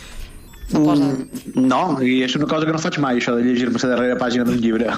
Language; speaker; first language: Catalan; native; Catalan